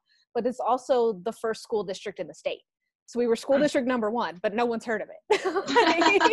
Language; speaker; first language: English; native; English